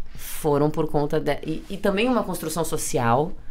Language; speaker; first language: Portuguese; native; Portuguese